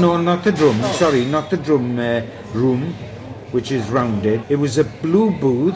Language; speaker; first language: English; native; English